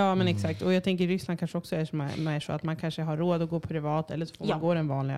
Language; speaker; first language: Swedish; native; Swedish